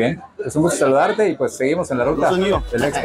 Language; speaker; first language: Spanish; native; Spanish